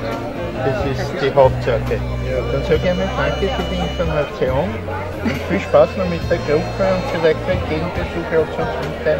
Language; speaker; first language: German; native; German